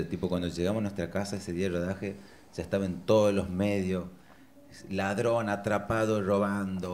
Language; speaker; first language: Spanish; native; Spanish